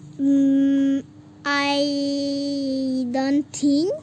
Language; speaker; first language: English; early bilingual, other home language; Indonesian